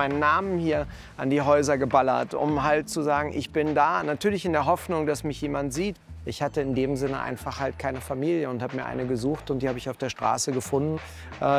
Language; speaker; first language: German; native; German